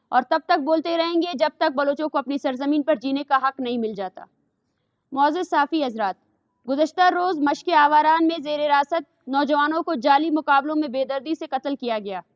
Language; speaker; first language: Urdu; non-native, local second language; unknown